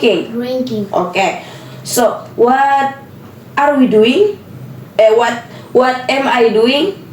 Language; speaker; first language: English; non-native, learner; Indonesian